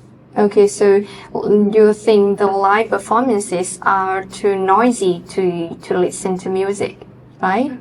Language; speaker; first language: English; non-native, fluent; Vietnamese